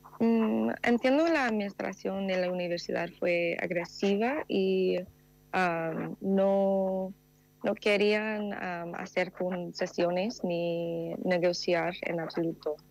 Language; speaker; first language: Spanish; non-native, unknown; English